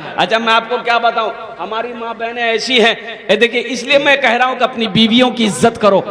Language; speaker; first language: Hindi; non-native, local second language; Bangla